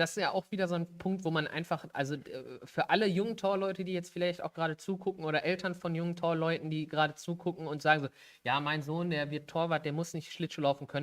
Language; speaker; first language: German; native; German